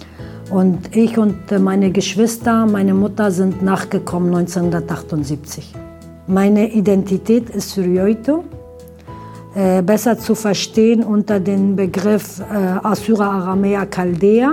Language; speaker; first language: German; early bilingual, other home language; Aramaic